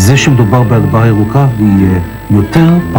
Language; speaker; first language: Hebrew; native; Hebrew